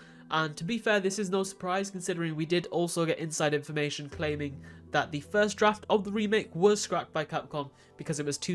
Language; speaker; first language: English; native; English